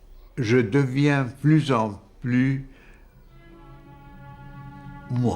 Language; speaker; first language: French; non-native, fluent; Hungarian